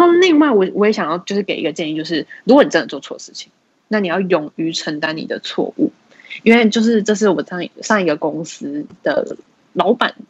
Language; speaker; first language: Chinese; native; Chinese